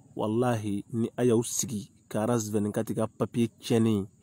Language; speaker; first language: French; non-native, local second language; Bambara